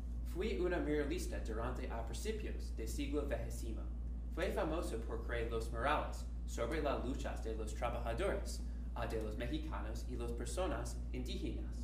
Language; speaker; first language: Spanish; non-native, learner; English